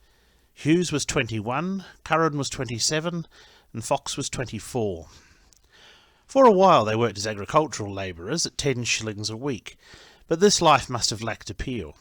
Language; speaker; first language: English; native; English